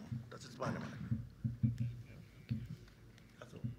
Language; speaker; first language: German; non-native, local second language; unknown